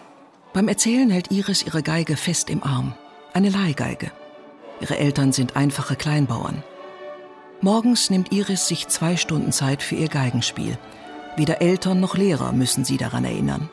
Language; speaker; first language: German; native; German